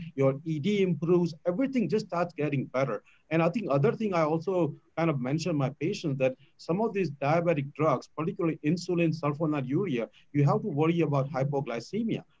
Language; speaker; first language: English; non-native, local second language; Gujarati